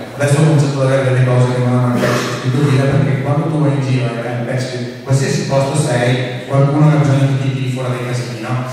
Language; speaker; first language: Italian; non-native, local second language; Venetian